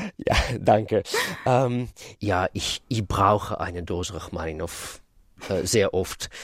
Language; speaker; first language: German; non-native, fluent; Russian